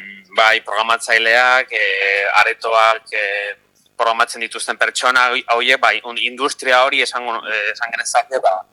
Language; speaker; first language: Basque; non-native, local second language; Spanish